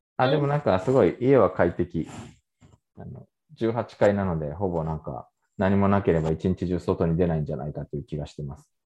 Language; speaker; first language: Japanese; native; Japanese